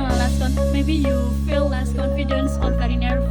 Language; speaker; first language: English; non-native, learner; Indonesian